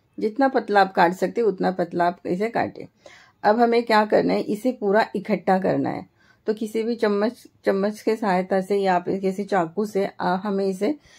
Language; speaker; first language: Hindi; non-native, local second language; Marathi